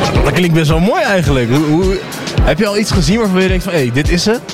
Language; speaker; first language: Dutch; native; Dutch